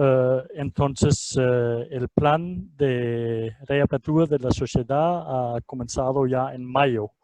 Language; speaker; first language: Spanish; non-native, fluent; Danish